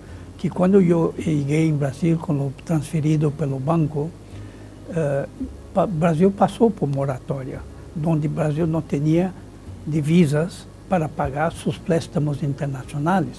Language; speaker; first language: Spanish; non-native, fluent; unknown